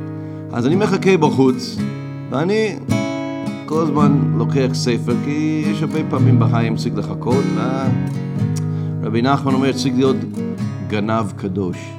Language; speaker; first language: Hebrew; non-native, fluent; English